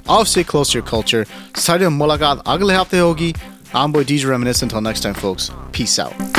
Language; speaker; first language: English; early bilingual, other home language; Punjabi